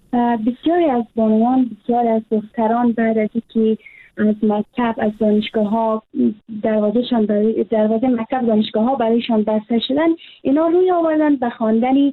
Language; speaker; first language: Persian; native; Persian